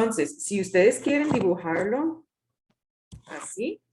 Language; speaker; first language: Spanish; non-native, fluent; English